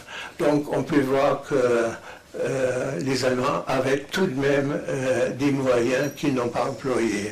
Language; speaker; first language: French; non-native, fluent; German